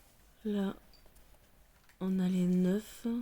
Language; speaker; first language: French; native; French